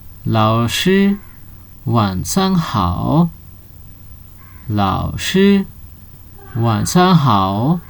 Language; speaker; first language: Chinese; non-native, fluent; Nepali